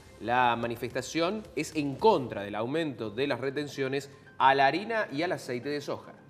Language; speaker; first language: Spanish; native; Spanish